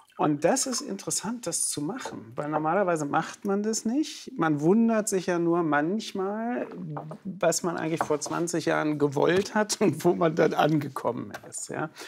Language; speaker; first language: German; native; German